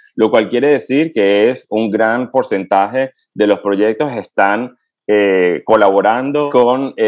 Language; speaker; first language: Spanish; native; Spanish